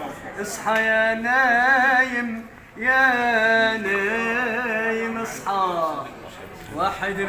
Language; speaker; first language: Arabic; native; Arabic